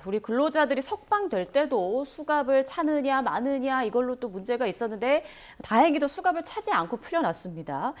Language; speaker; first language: Korean; native; Korean